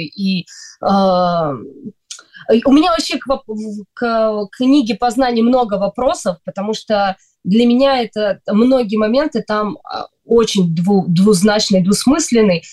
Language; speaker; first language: Russian; native; Russian